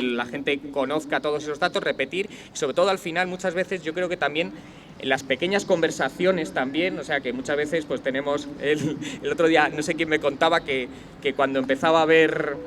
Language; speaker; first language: Spanish; native; Spanish